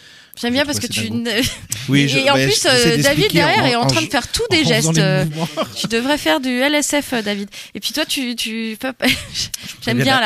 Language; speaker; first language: French; native; French